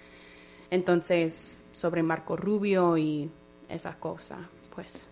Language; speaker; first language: Spanish; non-native, fluent; English